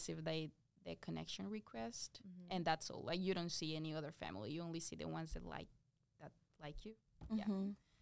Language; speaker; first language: English; non-native, fluent; Spanish